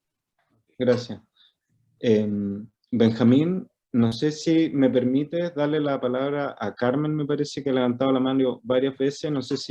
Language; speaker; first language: Spanish; native; Spanish